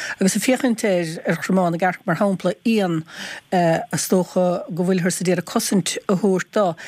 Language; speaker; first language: Irish; native; Irish